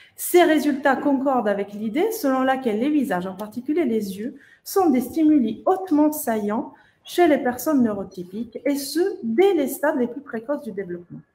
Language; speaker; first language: French; non-native, fluent; Italian